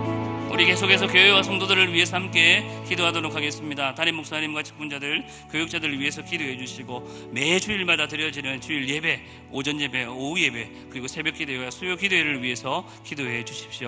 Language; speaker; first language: Korean; native; Korean